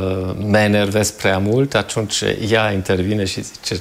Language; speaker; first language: Romanian; non-native, fluent; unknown